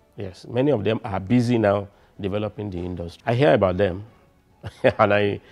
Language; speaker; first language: English; non-native, local second language; Yoruba